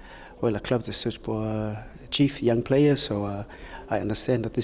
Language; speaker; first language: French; non-native, learner; English